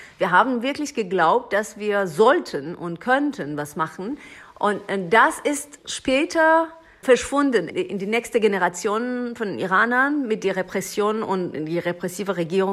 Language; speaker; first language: German; non-native, learner; Persian